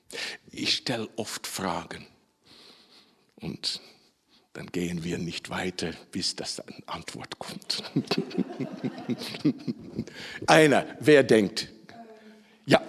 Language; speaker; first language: German; non-native, fluent; Dutch